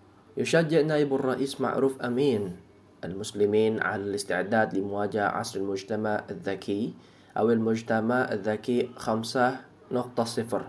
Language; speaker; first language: Arabic; non-native, fluent; Indonesian